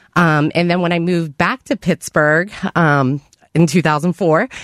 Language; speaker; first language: English; native; English